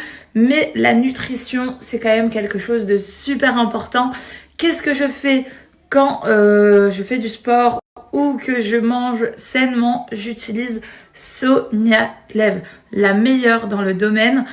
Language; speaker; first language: French; native; French